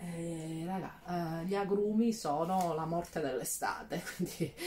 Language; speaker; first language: Italian; native; Italian